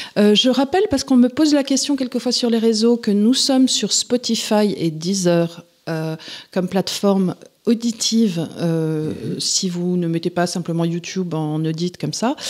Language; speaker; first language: French; native; French